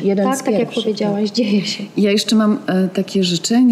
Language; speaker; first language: Polish; native; Polish